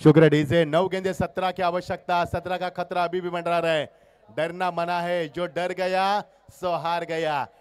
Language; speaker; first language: Hindi; non-native, local second language; Marathi